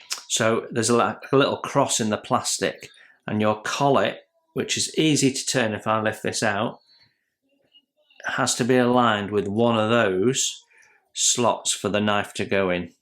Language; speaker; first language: English; native; English